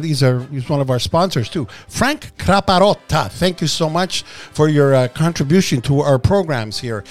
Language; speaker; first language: English; early bilingual, other home language; Italian